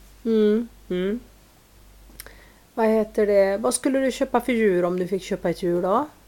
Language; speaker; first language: Swedish; native; Swedish